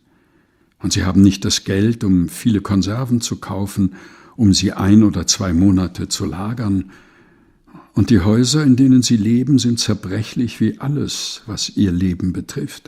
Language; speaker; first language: German; non-native, fluent; Portuguese